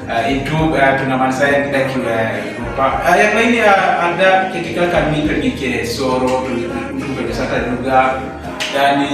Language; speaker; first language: Indonesian; non-native, learner; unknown